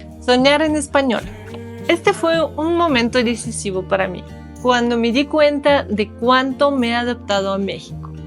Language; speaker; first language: Spanish; non-native, fluent; Russian